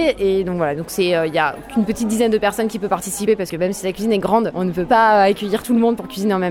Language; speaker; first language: French; native; French